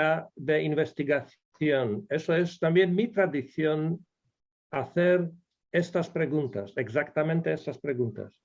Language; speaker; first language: Spanish; non-native, fluent; Polish